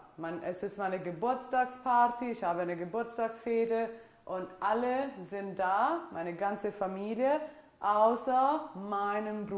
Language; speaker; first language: German; non-native, fluent; Italian